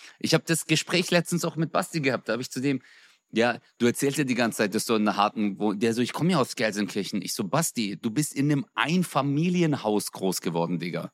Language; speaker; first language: German; early bilingual, other home language; Turkish